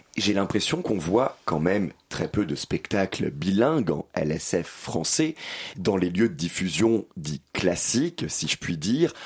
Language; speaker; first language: French; native; French